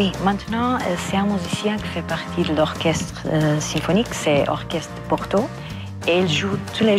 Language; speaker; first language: French; non-native, fluent; Portuguese